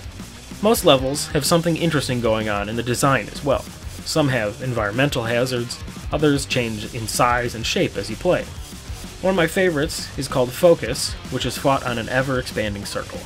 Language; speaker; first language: English; native; English